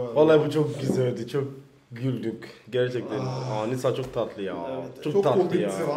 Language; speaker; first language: Turkish; early bilingual, heritage; Turkish